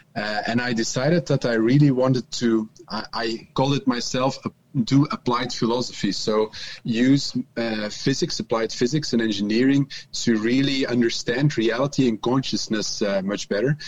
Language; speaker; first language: English; non-native, fluent; Dutch